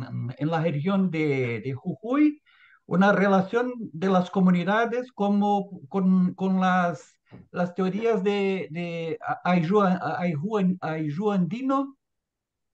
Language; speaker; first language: Spanish; non-native, fluent; Portuguese